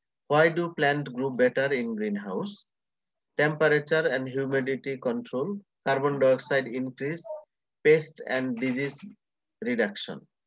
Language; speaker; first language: English; non-native, local second language; Bangla